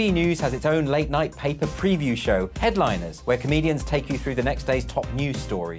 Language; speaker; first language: English; native; English